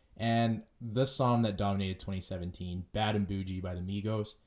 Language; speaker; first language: English; native; English